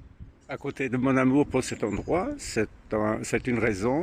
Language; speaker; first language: French; non-native, fluent; German